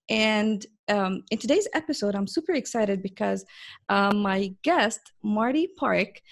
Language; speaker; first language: English; non-native, fluent; Arabic